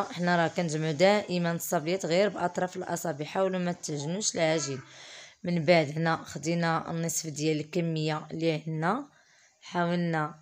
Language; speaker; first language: Arabic; native; Arabic